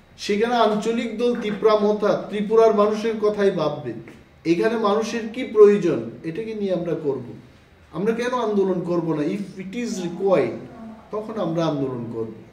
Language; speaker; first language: Bangla; non-native, local second language; Kok Borok